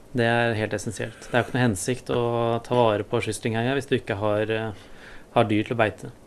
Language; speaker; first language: Norwegian; native; Norwegian